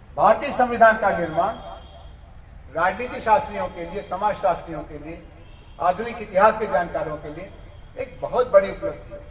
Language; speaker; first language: Hindi; non-native, local second language; Bhojpuri